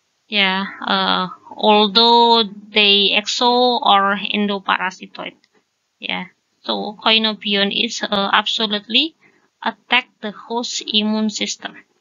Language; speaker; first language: English; non-native, learner; Indonesian